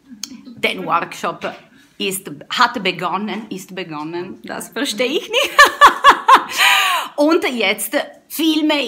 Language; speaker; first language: German; non-native, learner; Italian